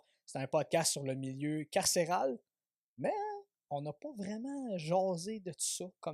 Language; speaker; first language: French; native; French